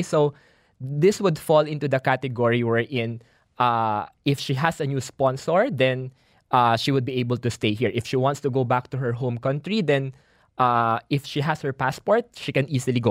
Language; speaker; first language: English; non-native, local second language; Filipino